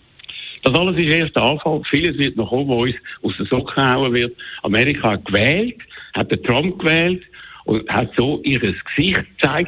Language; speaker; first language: German; native; German